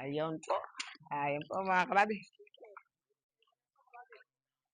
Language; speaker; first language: Filipino; native; Filipino